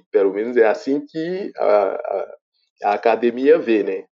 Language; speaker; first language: Portuguese; non-native, fluent; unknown